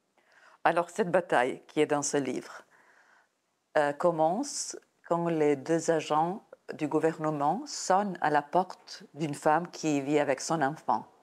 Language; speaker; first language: French; non-native, fluent; Serbian